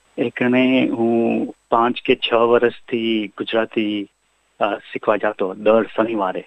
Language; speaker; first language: Gujarati; early bilingual, heritage; Gujarati